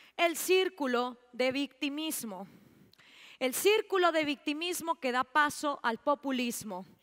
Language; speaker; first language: Spanish; native; Spanish